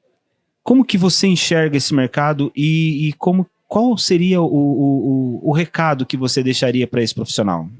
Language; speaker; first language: Portuguese; native; Portuguese